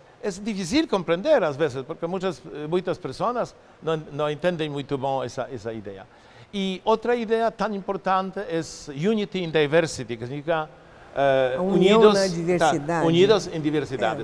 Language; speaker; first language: Portuguese; non-native, fluent; Polish